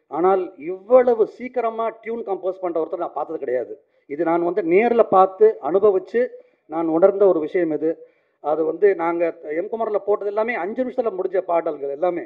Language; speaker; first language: Tamil; native; Tamil